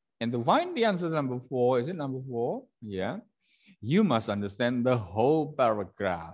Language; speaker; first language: English; non-native, fluent; Indonesian